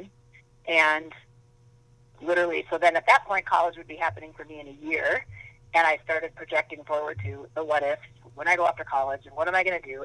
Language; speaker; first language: English; native; English